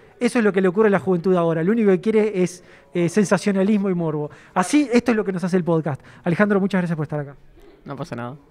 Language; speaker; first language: Spanish; native; Spanish